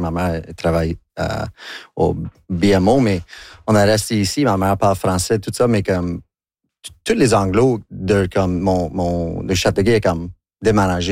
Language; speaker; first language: French; non-native, local second language; English